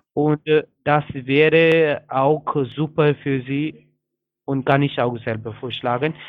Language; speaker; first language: German; non-native, fluent; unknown